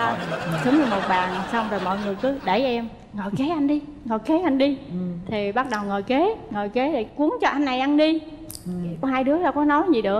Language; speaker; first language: Vietnamese; native; Vietnamese